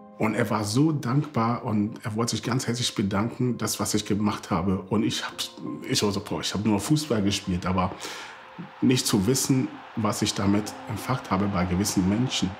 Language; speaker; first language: German; early bilingual, other home language; Akan